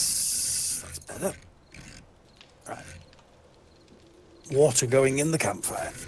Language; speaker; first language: English; native; English